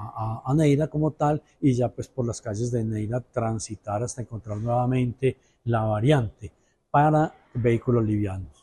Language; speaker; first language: Spanish; native; Spanish